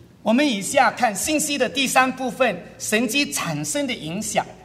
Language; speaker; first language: Chinese; native; Chinese